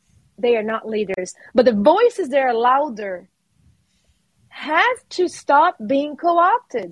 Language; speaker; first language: English; non-native, fluent; Portuguese